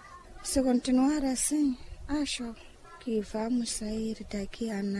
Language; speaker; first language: Portuguese; non-native, local second language; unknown